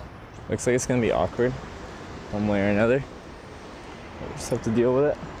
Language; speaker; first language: English; native; English